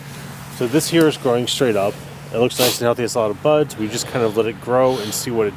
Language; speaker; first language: English; native; English